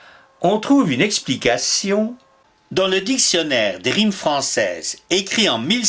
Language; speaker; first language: French; native; French